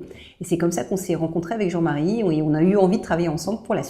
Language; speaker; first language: French; native; French